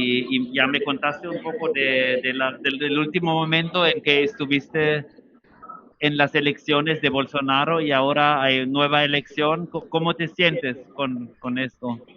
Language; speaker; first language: Spanish; non-native, fluent; German